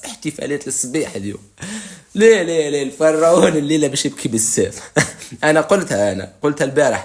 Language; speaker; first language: Arabic; native; Arabic